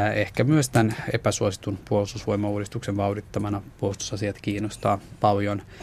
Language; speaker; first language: Finnish; non-native, local second language; Swedish